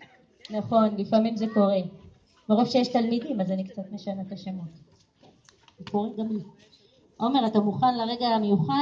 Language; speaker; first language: Hebrew; native; Hebrew